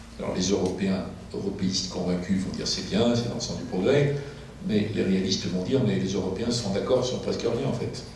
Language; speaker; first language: French; native; French